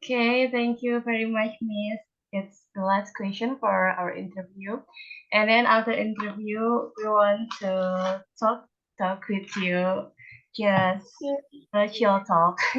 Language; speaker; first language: English; non-native, learner; Indonesian